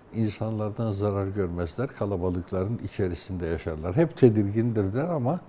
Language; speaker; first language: Turkish; native; Turkish